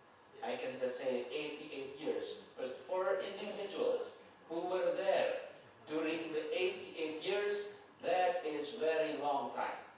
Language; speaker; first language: English; non-native, fluent; Indonesian